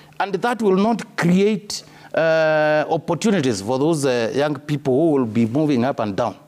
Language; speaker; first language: English; non-native, local second language; Kamba